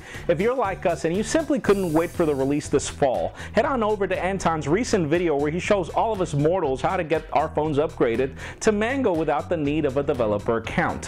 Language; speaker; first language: English; non-native, local second language; Spanish